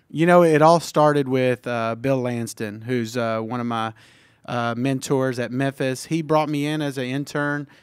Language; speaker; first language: English; native; English